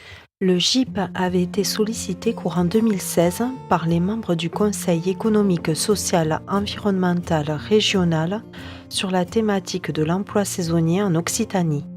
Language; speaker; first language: French; native; French